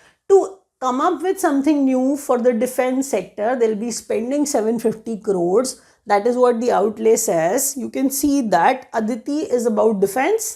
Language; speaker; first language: English; non-native, local second language; Hindi